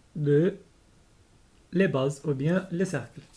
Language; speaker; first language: French; non-native, local second language; Arabic